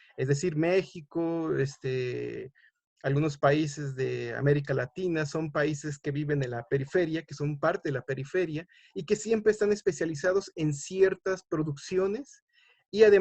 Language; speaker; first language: Spanish; native; Spanish